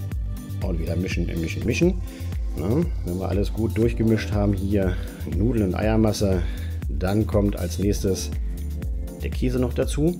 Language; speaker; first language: German; native; German